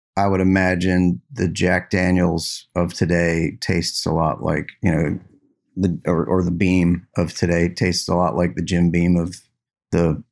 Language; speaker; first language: English; native; English